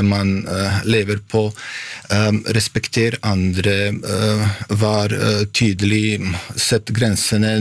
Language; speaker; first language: Norwegian; non-native, fluent; Bosnian